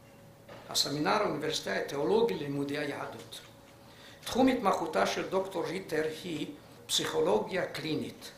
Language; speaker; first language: Hebrew; non-native, fluent; Hungarian